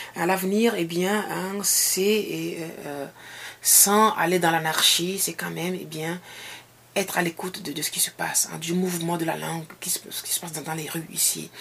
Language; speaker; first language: French; non-native, local second language; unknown